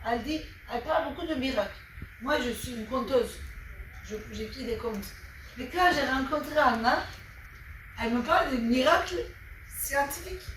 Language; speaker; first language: French; non-native, fluent; Turkish